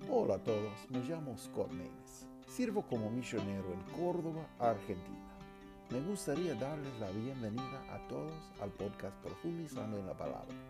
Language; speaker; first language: Spanish; non-native, fluent; English